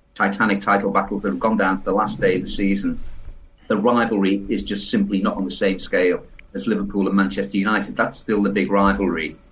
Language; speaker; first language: English; native; English